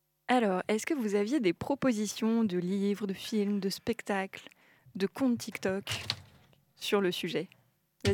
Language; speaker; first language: French; native; French